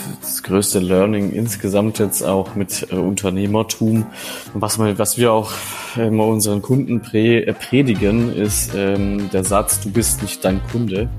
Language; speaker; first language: German; native; German